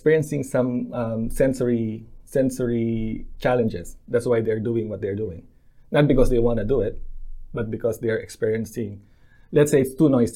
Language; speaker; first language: English; non-native, local second language; Filipino